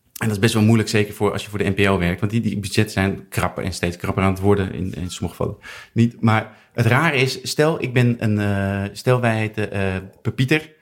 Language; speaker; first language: Dutch; native; Dutch